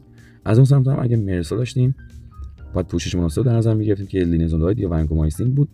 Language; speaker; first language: Persian; native; Persian